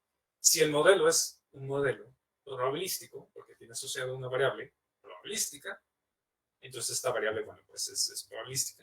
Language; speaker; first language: Spanish; native; Spanish